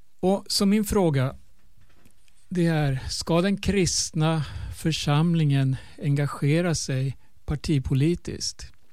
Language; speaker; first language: Swedish; native; Swedish